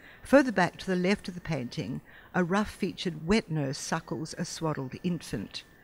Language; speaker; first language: English; native; English